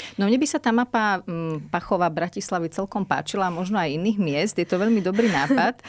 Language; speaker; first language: Slovak; native; Slovak